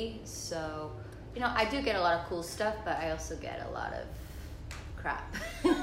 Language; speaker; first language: English; non-native, fluent; Portuguese